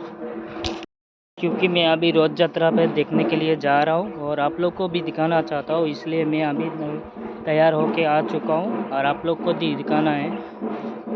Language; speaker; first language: Hindi; non-native, local second language; Bangla